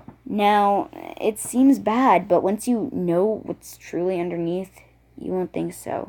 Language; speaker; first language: English; native; English